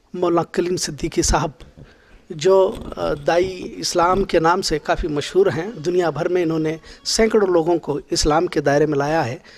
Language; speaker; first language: Urdu; native; Urdu